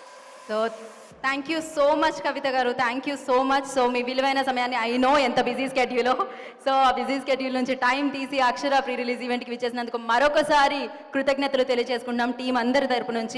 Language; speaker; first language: Telugu; native; Telugu